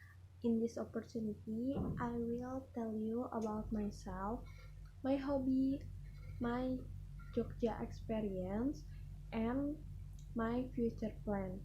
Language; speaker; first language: English; non-native, learner; Indonesian